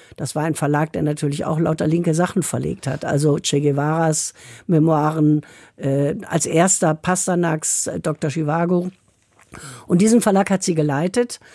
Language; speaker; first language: German; native; German